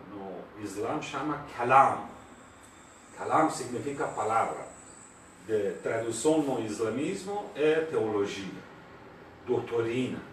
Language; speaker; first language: Portuguese; non-native, learner; Persian